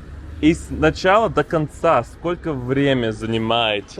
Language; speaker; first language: Russian; non-native, fluent; English